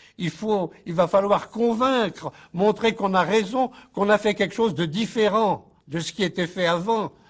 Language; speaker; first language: French; native; French